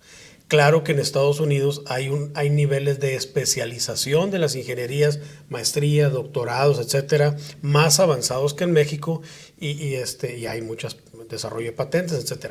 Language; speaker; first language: Spanish; native; Spanish